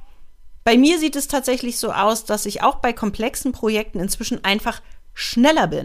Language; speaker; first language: German; native; German